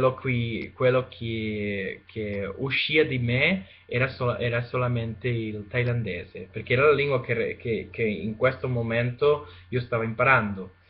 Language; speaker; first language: Italian; non-native, learner; Spanish